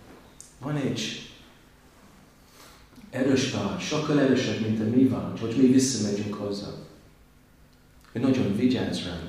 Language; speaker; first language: Hungarian; non-native, learner; English